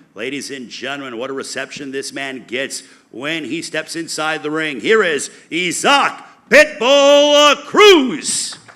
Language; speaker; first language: English; native; English